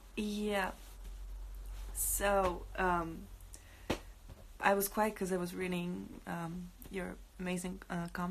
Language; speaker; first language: English; non-native, fluent; Russian